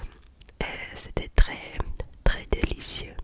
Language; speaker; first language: French; non-native, learner; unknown